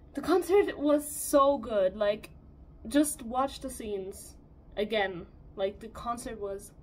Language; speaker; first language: English; non-native, fluent; German